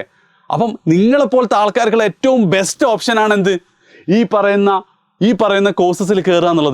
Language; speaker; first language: Malayalam; native; Malayalam